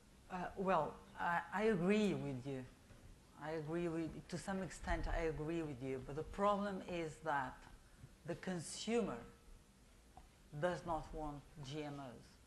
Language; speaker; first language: English; non-native, fluent; Portuguese